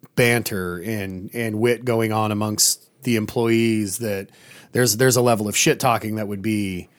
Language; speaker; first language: English; native; English